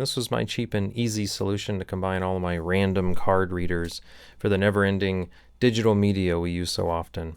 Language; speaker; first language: English; native; English